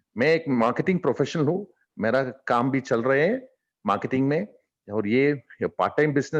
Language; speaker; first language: Hindi; non-native, learner; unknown